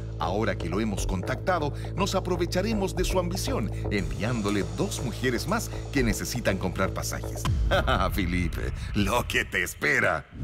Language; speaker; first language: Spanish; native; Spanish